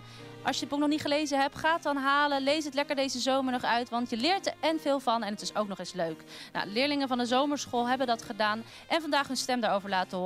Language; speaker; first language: Dutch; native; Dutch